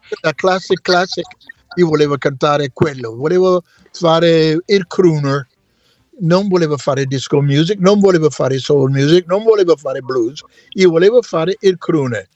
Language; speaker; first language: Italian; non-native, fluent; English